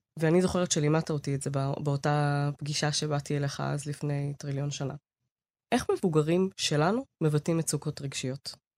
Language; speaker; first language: Hebrew; early bilingual, other home language; Amharic